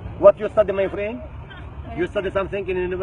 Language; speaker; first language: English; non-native, learner; Arabic